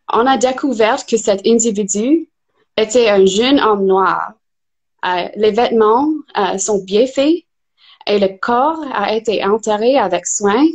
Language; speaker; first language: French; non-native, fluent; English